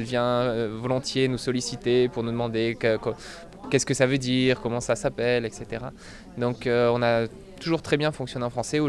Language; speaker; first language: French; native; French